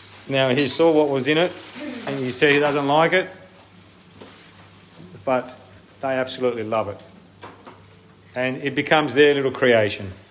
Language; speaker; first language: English; early bilingual, other home language; Italian